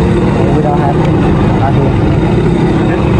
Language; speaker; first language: English; non-native, learner; Vietnamese